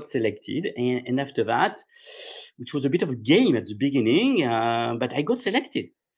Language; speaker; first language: English; non-native, fluent; French